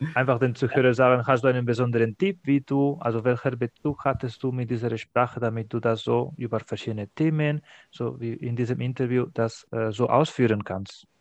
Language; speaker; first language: German; non-native, fluent; Spanish